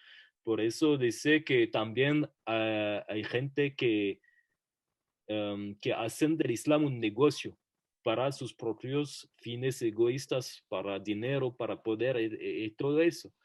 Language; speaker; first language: Spanish; non-native, fluent; French